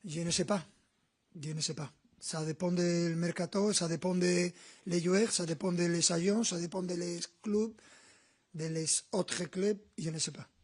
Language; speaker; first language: French; non-native, fluent; Spanish